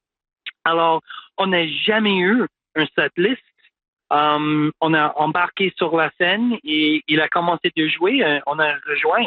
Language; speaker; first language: French; non-native, local second language; English